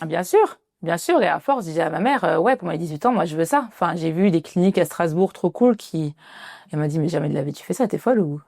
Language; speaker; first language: French; early bilingual, other home language; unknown